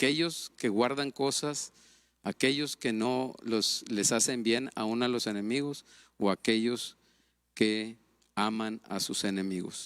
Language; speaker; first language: Spanish; native; Spanish